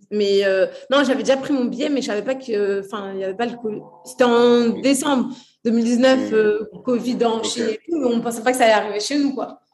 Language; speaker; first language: French; early bilingual, other home language; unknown